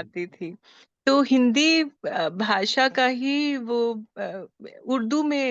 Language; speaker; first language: Hindi; native; Hindi